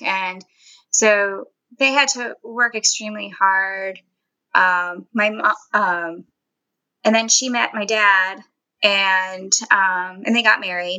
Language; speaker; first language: English; early bilingual, other home language; Spanish